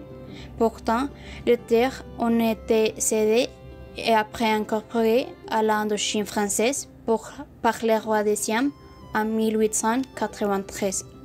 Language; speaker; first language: French; non-native, learner; Spanish